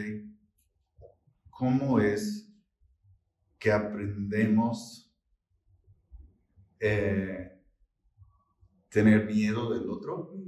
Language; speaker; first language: Spanish; non-native, fluent; English